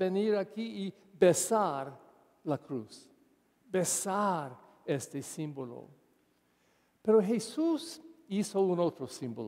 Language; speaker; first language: Spanish; non-native, fluent; English